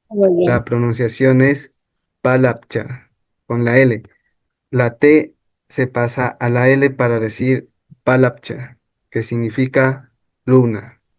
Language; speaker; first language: Spanish; non-native, local second language; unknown